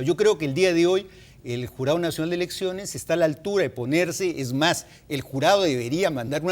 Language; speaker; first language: Spanish; native; Spanish